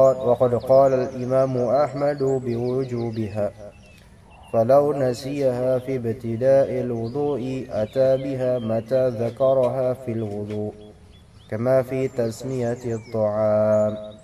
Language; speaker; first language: Arabic; non-native, fluent; Indonesian